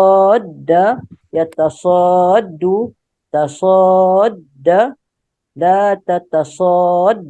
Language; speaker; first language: Arabic; non-native, learner; Indonesian